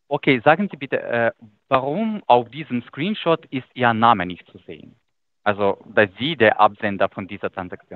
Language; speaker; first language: German; non-native, fluent; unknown